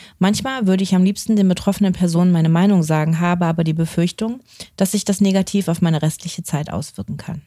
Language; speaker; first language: German; native; German